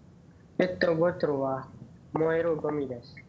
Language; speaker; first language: Japanese; non-native, learner; Malay